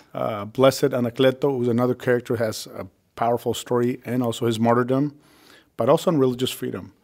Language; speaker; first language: English; early bilingual, other home language; Spanish